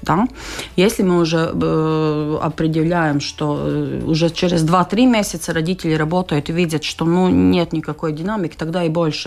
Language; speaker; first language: Russian; non-native, local second language; Latvian